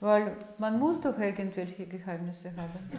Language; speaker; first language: German; non-native, fluent; Russian